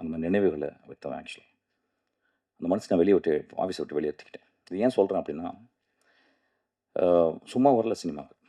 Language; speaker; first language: Tamil; native; Tamil